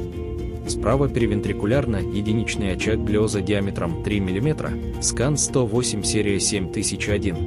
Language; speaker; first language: Russian; native; Russian